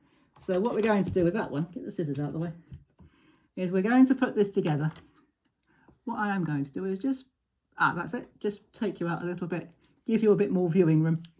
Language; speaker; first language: English; native; English